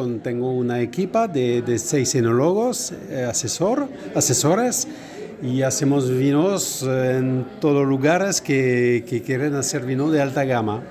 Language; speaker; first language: Spanish; non-native, fluent; French